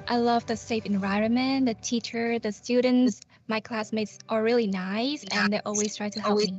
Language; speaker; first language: English; non-native, fluent; Vietnamese